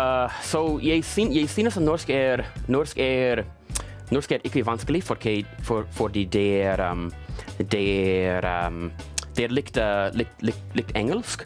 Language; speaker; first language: Norwegian; non-native, learner; English